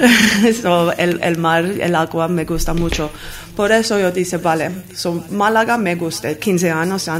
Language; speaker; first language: Spanish; non-native, learner; Armenian